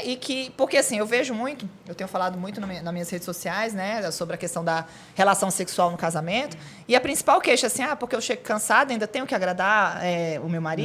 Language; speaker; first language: Portuguese; native; Portuguese